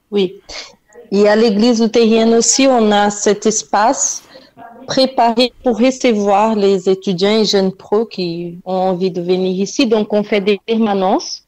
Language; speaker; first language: French; non-native, fluent; Portuguese